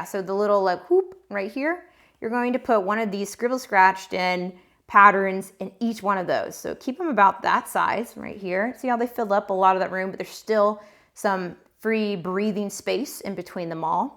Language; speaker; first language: English; native; English